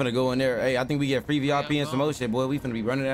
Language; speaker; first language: English; native; English